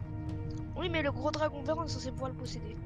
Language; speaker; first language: French; native; French